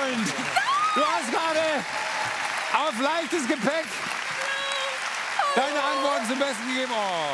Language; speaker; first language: German; native; German